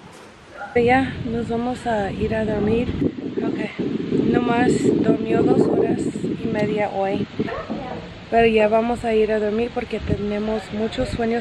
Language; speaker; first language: Spanish; early bilingual, heritage; Spanish